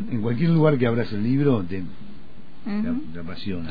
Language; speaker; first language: Spanish; native; Spanish